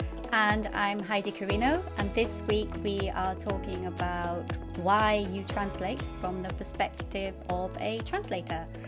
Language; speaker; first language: English; native; English